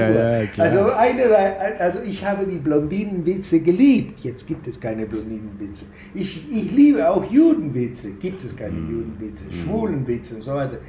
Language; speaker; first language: German; non-native, fluent; Spanish